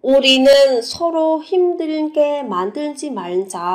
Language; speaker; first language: Korean; non-native, fluent; Vietnamese